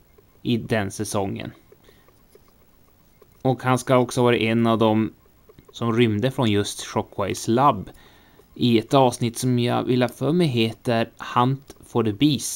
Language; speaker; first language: Swedish; native; Swedish